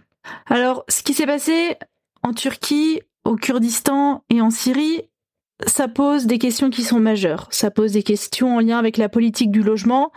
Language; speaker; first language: French; native; French